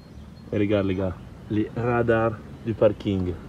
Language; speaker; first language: French; non-native, learner; Italian